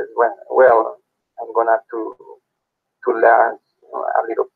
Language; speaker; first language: English; non-native, learner; Spanish